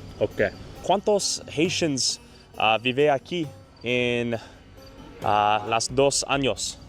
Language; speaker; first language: Spanish; non-native, learner; English